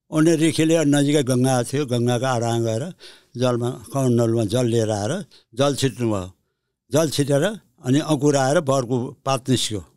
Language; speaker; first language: Nepali; early bilingual, heritage; Nepali